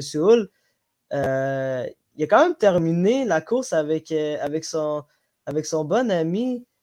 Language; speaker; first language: French; non-native, local second language; Somali